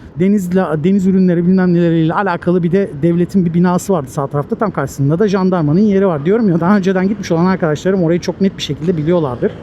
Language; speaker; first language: Turkish; native; Turkish